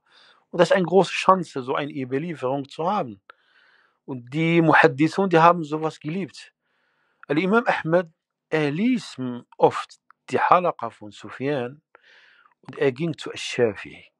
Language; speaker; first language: German; non-native, fluent; Arabic